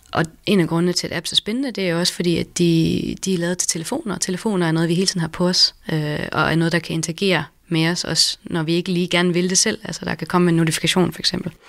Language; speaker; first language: Danish; native; Danish